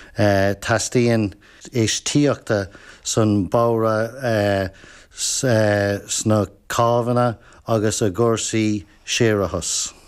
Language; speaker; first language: Irish; non-native, local second language; English